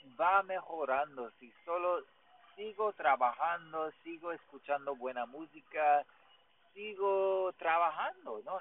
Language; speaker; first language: Spanish; non-native, learner; English